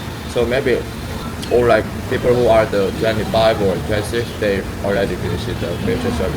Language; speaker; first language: English; non-native, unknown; Korean